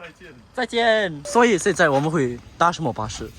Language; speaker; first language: Chinese; non-native, local second language; English